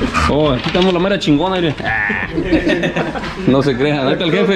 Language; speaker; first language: Spanish; early bilingual, heritage; Spanish